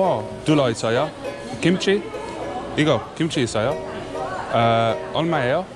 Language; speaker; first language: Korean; non-native, learner; English